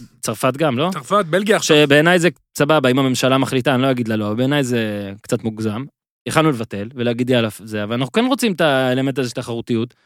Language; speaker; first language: Hebrew; native; Hebrew